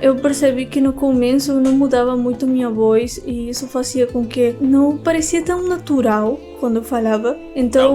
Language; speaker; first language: Portuguese; non-native, fluent; Spanish